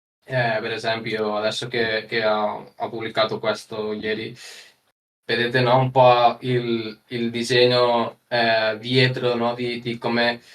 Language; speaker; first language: Italian; non-native, learner; Spanish